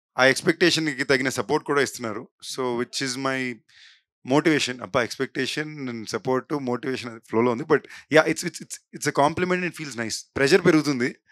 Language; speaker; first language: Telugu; native; Telugu